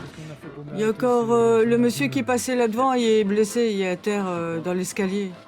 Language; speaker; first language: French; native; French